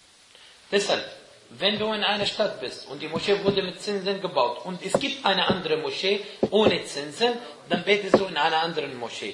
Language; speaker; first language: German; non-native, fluent; Arabic